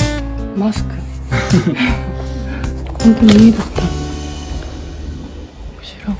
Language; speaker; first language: Japanese; non-native, learner; Korean